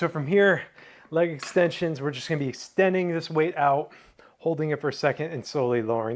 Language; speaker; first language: English; native; English